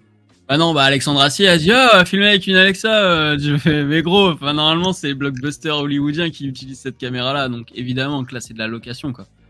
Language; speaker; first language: French; native; French